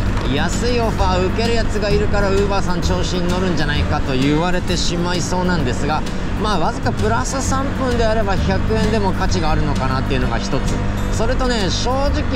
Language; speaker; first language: Japanese; native; Japanese